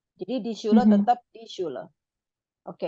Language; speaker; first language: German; non-native, fluent; Indonesian